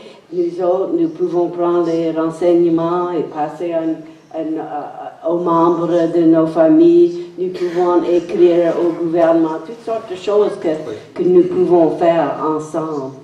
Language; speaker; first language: French; non-native, local second language; English